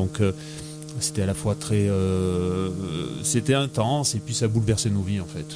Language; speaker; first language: French; native; French